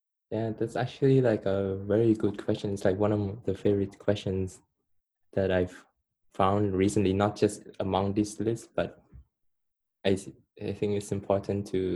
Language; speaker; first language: English; non-native, fluent; Khmer